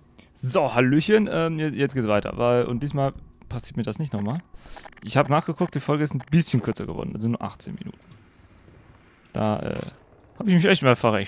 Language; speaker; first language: German; native; German